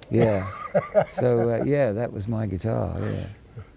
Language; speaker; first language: English; native; English